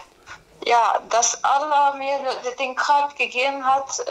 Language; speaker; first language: German; early bilingual, other home language; Polish